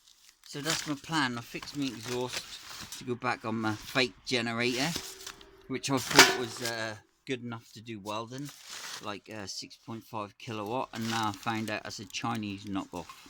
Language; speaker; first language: English; native; English